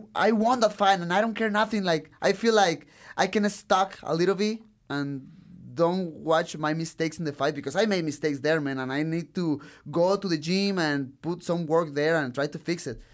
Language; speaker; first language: English; non-native, learner; Spanish